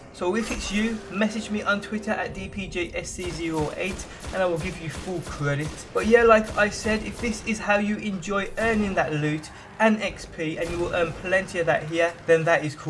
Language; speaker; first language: English; native; English